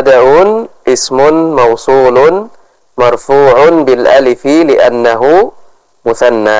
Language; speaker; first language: Arabic; non-native, fluent; Indonesian